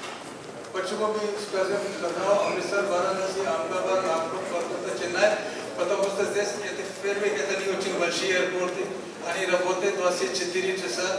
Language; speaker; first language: Russian; non-native, learner; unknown